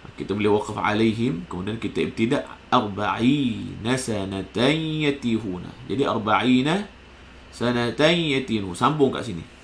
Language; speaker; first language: Malay; native; Malay